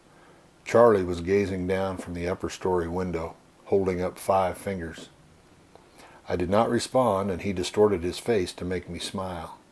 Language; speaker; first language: English; native; English